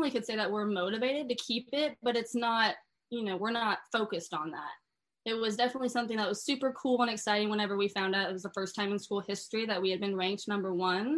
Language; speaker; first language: English; native; English